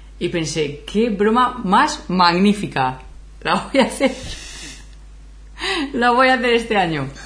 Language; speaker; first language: Spanish; native; Spanish